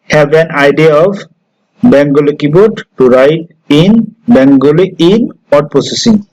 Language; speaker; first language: English; non-native, local second language; Bangla